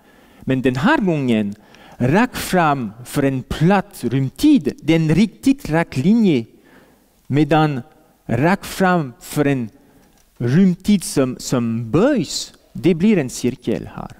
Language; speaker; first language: Swedish; non-native, fluent; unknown